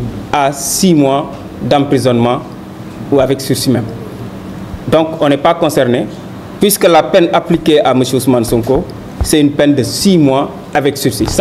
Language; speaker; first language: French; non-native, local second language; Wolof